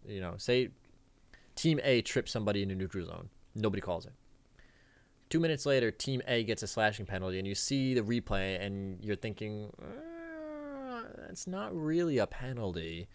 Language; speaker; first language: English; native; English